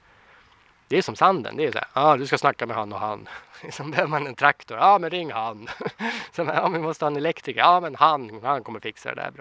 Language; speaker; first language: Swedish; native; Swedish